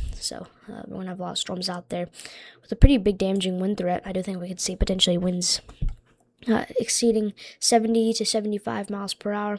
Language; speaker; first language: English; native; English